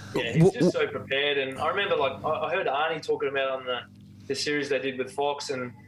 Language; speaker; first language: English; native; English